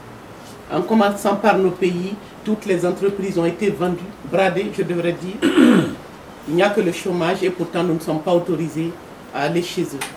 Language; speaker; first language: French; non-native, local second language; Bambara